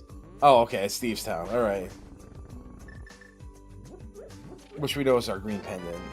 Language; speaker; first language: English; native; English